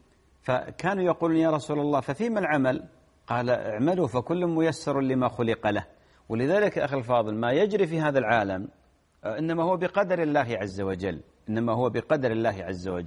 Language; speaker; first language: Arabic; native; Arabic